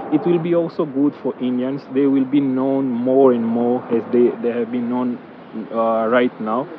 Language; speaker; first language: English; non-native, learner; Portuguese